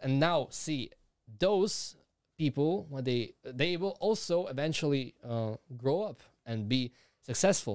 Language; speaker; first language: English; non-native, fluent; Slovak